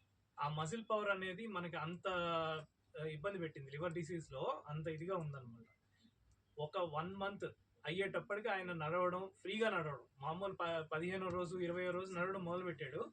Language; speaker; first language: Telugu; native; Telugu